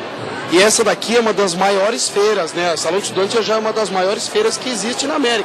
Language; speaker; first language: Portuguese; native; Portuguese